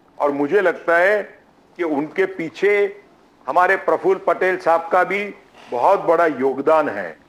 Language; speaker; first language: Hindi; non-native, local second language; Gujarati